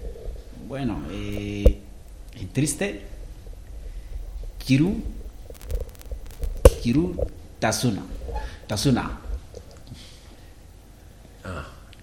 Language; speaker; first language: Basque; non-native, learner; Mandingo